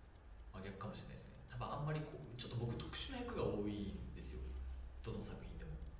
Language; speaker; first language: Japanese; native; Japanese